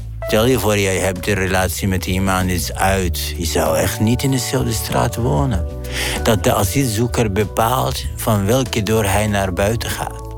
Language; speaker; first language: Dutch; non-native, fluent; Arabic